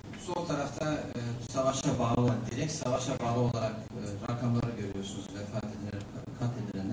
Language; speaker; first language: Turkish; native; Turkish